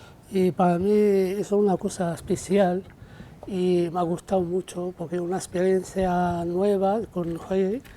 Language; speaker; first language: Spanish; non-native, fluent; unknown